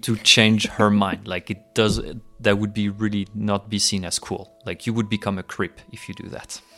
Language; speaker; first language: English; non-native, fluent; French